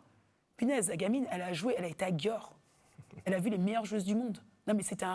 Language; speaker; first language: French; native; French